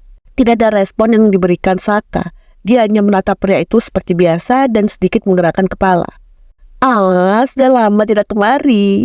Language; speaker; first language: Indonesian; native; Indonesian